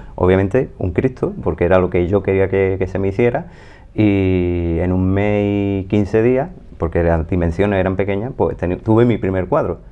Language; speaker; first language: Spanish; native; Spanish